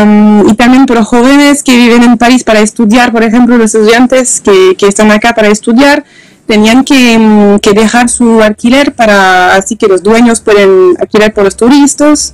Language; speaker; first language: Spanish; non-native, learner; French